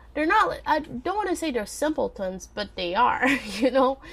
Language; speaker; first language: English; non-native, fluent; Portuguese